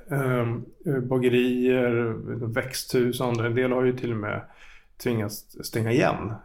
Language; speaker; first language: Swedish; native; Swedish